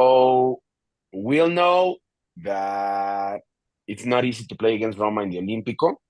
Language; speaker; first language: English; non-native, fluent; Spanish